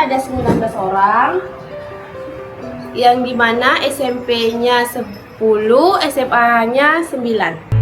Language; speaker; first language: Indonesian; native; Indonesian